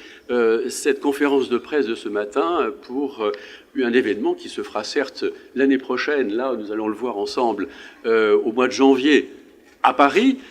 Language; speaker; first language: French; native; French